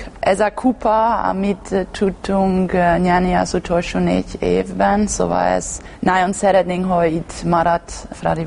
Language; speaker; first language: Hungarian; non-native, learner; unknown